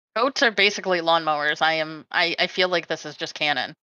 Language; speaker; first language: English; native; English